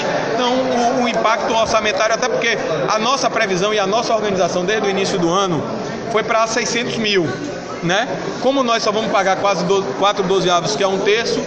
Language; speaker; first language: Portuguese; native; Portuguese